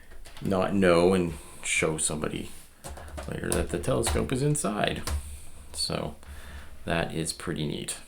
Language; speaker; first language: English; native; English